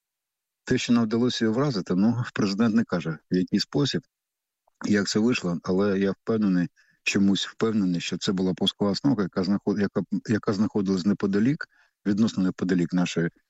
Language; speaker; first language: Ukrainian; native; Ukrainian